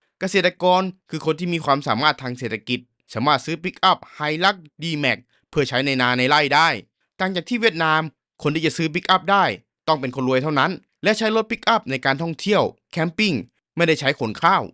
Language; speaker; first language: Thai; native; Thai